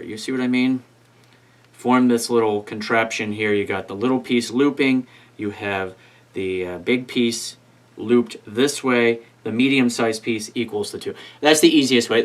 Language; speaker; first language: English; native; English